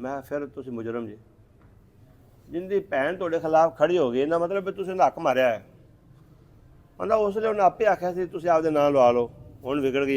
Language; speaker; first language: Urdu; non-native, local second language; Punjabi